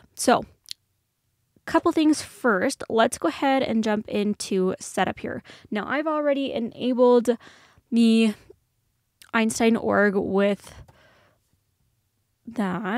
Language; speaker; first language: English; native; English